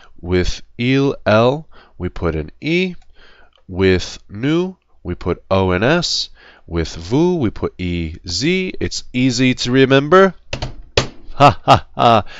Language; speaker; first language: English; native; English